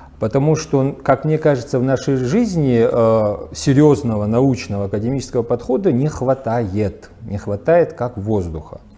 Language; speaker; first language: Russian; non-native, local second language; Abkhazian